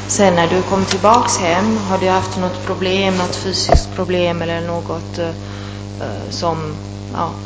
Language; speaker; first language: Swedish; non-native, fluent; Italian